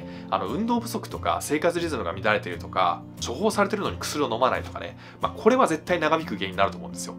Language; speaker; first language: Japanese; native; Japanese